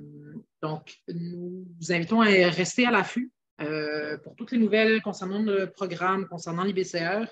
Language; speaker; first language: French; native; French